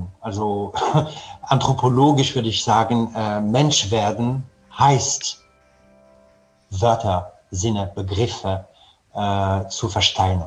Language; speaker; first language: German; non-native, fluent; French